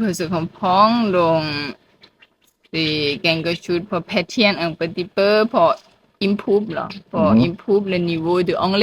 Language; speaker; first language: French; non-native, learner; Thai